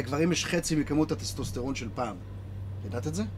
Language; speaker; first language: Hebrew; native; Hebrew